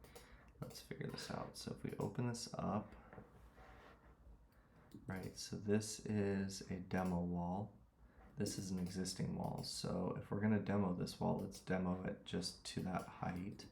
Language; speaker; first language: English; native; English